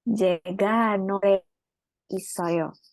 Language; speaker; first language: Korean; non-native, learner; Indonesian